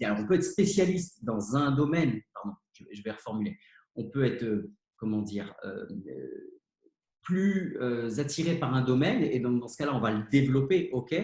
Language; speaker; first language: French; native; French